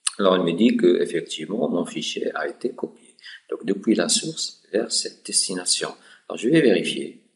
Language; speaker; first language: French; non-native, local second language; Arabic